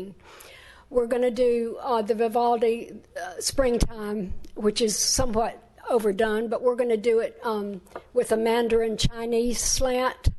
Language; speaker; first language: English; native; English